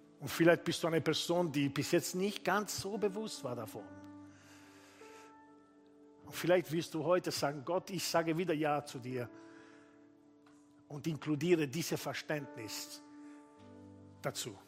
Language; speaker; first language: German; non-native, fluent; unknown